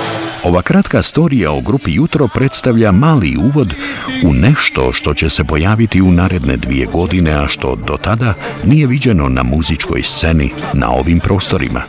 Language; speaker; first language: Bosnian; native; Bosnian